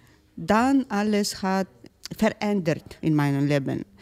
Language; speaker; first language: German; non-native, learner; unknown